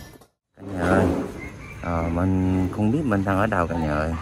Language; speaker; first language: Vietnamese; non-native, learner; Korean